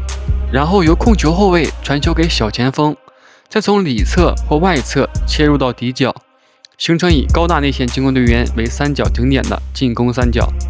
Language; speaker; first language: Chinese; native; Chinese